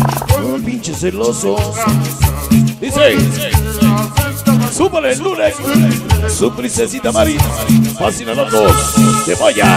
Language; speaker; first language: Spanish; native; Spanish